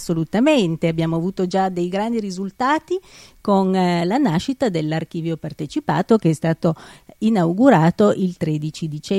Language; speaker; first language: Italian; native; Italian